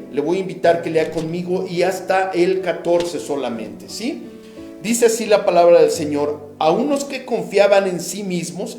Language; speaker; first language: Spanish; native; Spanish